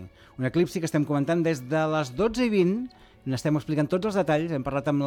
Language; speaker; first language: Catalan; native; Catalan